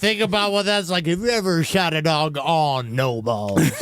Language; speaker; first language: English; native; English